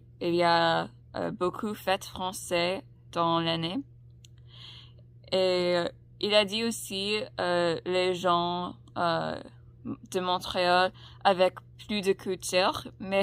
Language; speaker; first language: French; non-native, learner; English